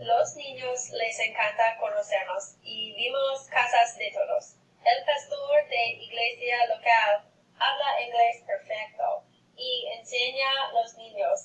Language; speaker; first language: Spanish; non-native, learner; English